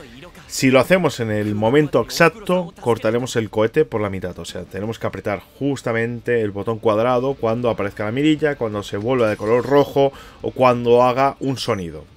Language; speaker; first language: Spanish; native; Spanish